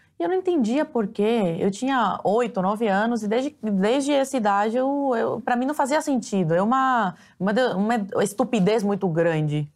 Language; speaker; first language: Portuguese; early bilingual, other home language; Spanish